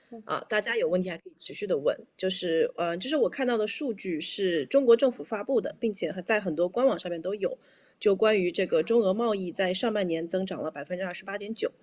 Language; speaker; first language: Chinese; native; Chinese